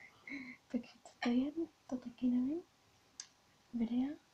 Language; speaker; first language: Czech; early bilingual, heritage; Czech